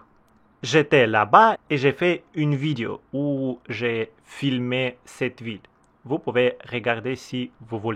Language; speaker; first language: French; non-native, learner; Russian